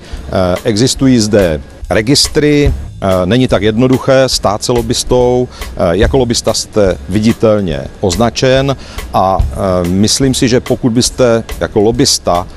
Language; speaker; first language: Czech; native; Czech